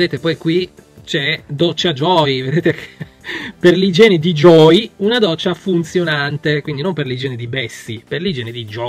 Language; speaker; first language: Italian; native; Italian